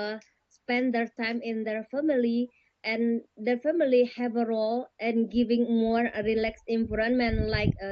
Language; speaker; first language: English; non-native, learner; Indonesian